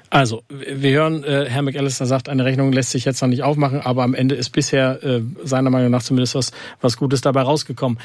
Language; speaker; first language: German; native; German